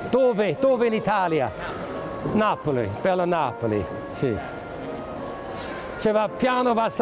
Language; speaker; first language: Italian; non-native, learner; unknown